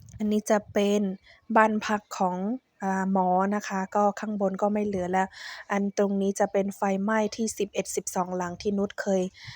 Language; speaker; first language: Thai; non-native, local second language; Shan